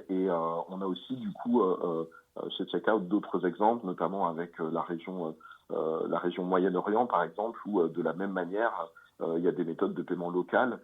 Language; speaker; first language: French; native; French